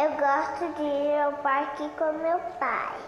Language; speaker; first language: Portuguese; early bilingual, other home language; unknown